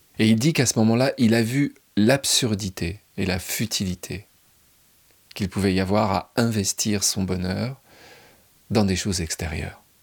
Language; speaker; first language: French; native; French